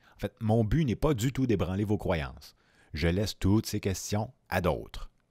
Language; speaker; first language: French; native; French